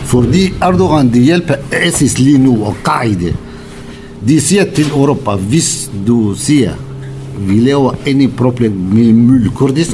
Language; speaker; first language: Danish; non-native, learner; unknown